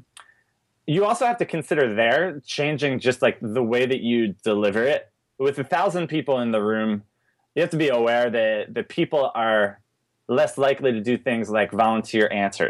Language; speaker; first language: English; native; English